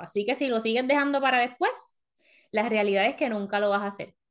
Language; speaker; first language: Spanish; early bilingual, heritage; Spanish